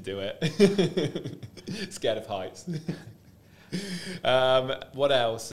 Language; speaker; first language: English; native; English